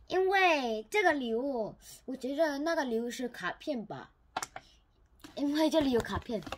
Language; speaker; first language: Chinese; non-native, learner; Korean